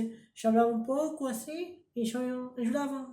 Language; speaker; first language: Spanish; early bilingual, heritage; Spanish